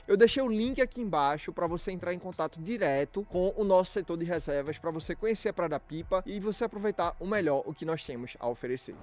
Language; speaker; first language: Portuguese; native; Portuguese